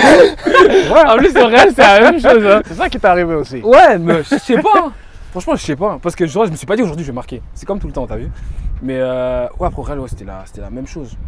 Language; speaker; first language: French; native; French